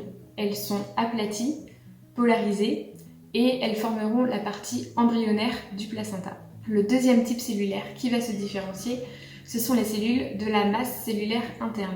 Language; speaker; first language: French; native; French